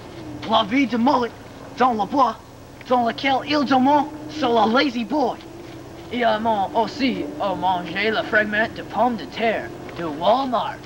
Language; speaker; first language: French; non-native, learner; English